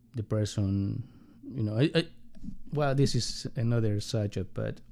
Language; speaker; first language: English; non-native, learner; Spanish